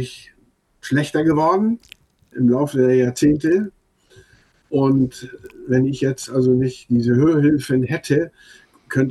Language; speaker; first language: German; non-native, local second language; Low German